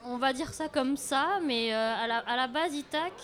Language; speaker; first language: French; early bilingual, other home language; Lao